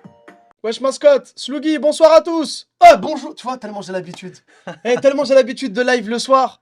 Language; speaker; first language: French; native; French